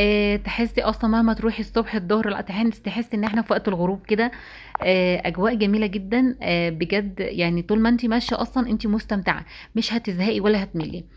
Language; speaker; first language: Arabic; native; Arabic